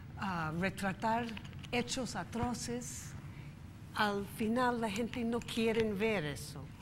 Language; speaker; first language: Spanish; non-native, fluent; English